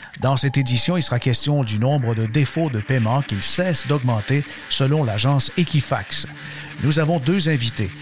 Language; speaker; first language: French; native; French